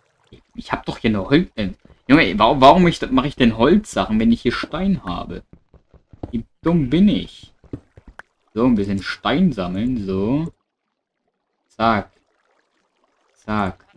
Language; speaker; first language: German; native; German